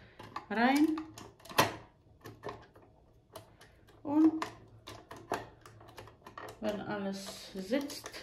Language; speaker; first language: German; non-native, fluent; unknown